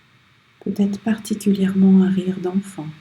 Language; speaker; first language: French; native; French